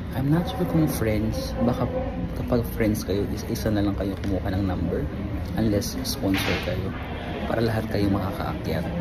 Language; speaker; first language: Filipino; native; Filipino